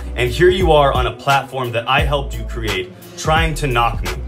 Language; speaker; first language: English; native; English